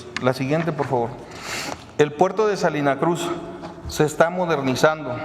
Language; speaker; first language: Spanish; native; Spanish